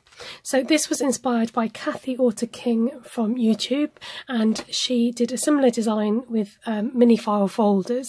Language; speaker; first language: English; native; English